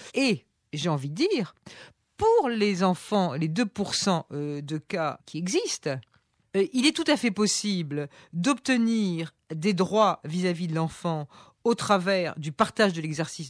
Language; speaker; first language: French; native; French